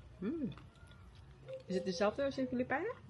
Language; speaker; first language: Dutch; non-native, learner; Cebuano